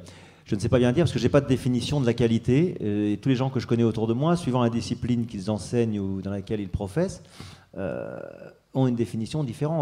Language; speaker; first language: French; native; French